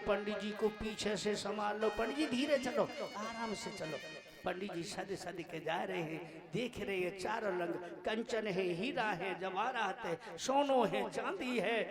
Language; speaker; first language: Hindi; native; Hindi